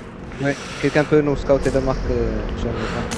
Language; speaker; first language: French; native; French